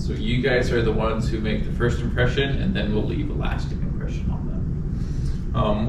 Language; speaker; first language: English; native; English